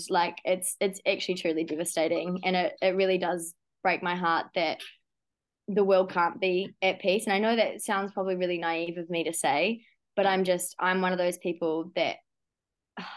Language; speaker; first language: English; native; English